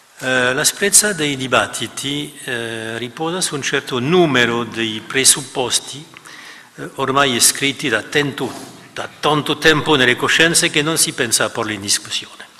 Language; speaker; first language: Italian; non-native, fluent; French